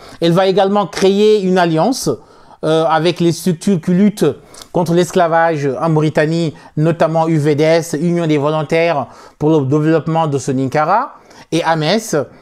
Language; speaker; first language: French; non-native, local second language; Soninke